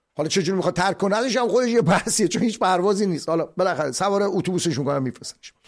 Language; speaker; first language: Persian; native; Persian